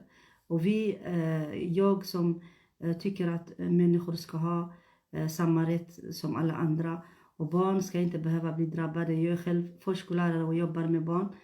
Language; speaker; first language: Swedish; non-native, fluent; Tigrinya